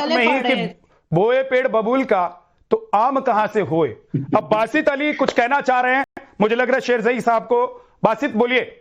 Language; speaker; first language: Hindi; native; Hindi